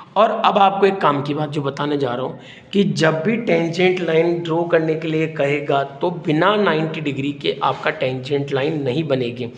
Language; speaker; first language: Hindi; native; Hindi